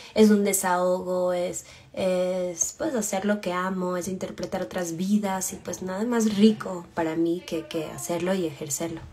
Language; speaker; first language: Spanish; native; Spanish